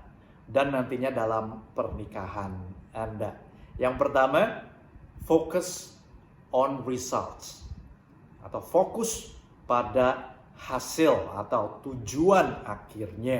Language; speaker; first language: Indonesian; native; Indonesian